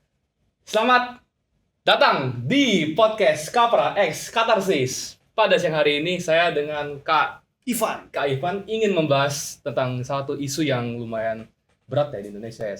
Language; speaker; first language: Indonesian; native; Indonesian